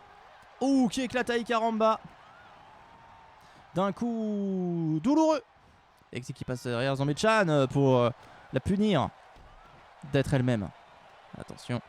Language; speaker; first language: French; native; French